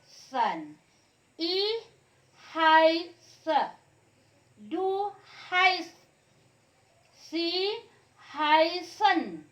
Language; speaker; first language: German; non-native, learner; Indonesian